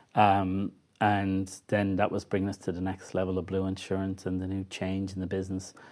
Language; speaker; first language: English; native; English